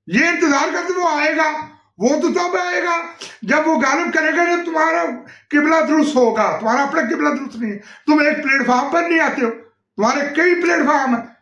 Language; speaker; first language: Urdu; non-native, local second language; Punjabi